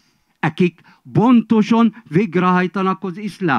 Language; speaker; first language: Hungarian; non-native, fluent; Arabic